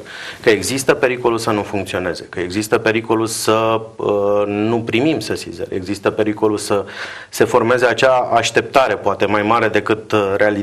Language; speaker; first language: Romanian; native; Romanian